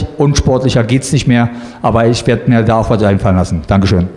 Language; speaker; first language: German; native; German